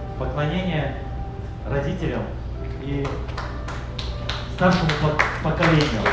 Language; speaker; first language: Russian; native; Russian